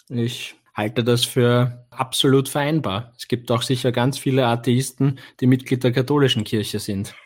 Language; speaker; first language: German; native; German